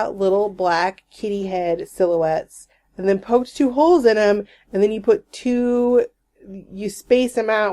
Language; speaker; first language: English; native; English